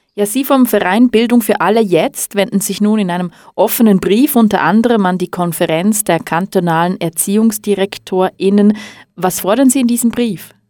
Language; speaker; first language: German; native; German